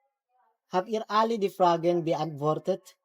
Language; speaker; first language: German; non-native, learner; Filipino